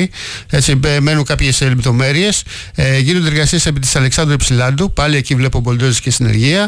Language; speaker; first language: Greek; native; Greek